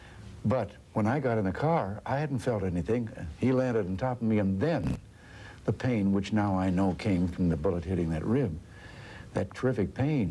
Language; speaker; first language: English; native; English